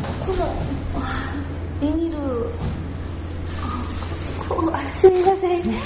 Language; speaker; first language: Japanese; non-native, learner; Korean